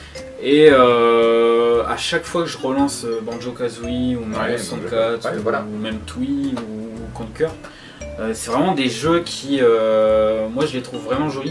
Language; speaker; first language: French; native; French